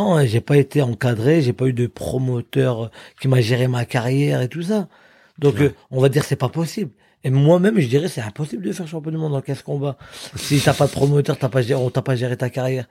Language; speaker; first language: French; native; French